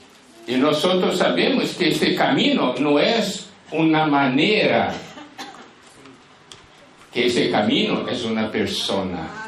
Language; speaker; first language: Spanish; non-native, fluent; Portuguese